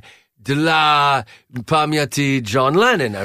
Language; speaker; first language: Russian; non-native, learner; English